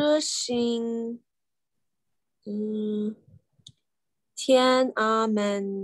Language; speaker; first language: Chinese; non-native, learner; English